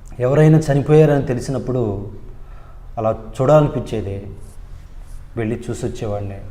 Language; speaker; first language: Telugu; non-native, local second language; Urdu